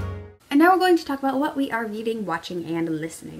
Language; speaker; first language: English; native; English